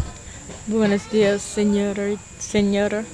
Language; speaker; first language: Spanish; non-native, learner; English